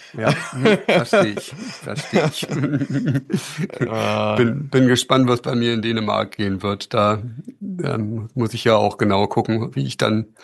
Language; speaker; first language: German; native; German